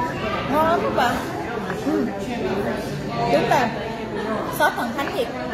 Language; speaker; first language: Vietnamese; early bilingual, heritage; Vietnamese